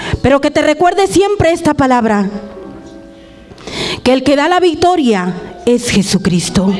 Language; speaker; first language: Spanish; native; Spanish